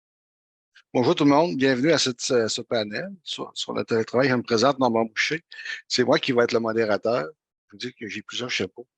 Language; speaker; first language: French; native; French